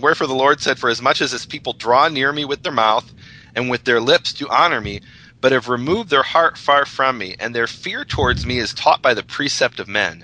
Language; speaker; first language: English; native; English